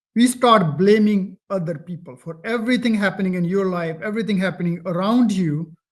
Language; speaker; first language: English; non-native, local second language; Punjabi